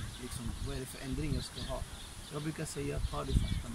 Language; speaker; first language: Swedish; non-native, fluent; Arabic